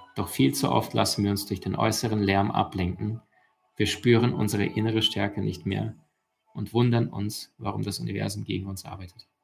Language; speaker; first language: German; early bilingual, other home language; Russian